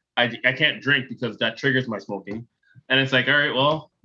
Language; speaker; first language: English; native; English